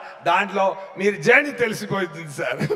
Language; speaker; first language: Telugu; non-native, fluent; Tamil